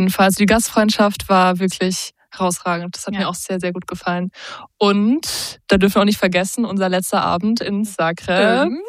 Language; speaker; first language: German; native; German